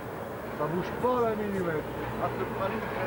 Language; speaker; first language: French; native; French